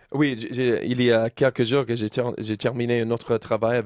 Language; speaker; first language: French; non-native, learner; English